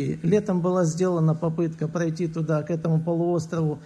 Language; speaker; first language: Russian; native; Russian